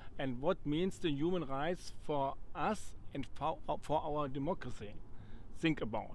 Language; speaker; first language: English; non-native, learner; German